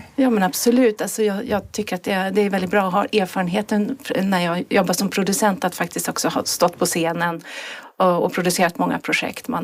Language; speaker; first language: Swedish; native; Swedish